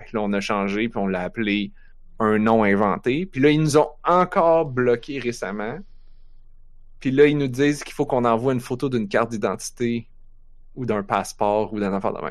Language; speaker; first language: French; native; French